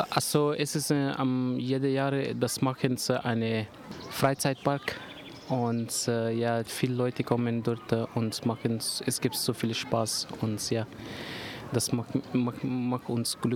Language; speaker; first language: German; non-native, learner; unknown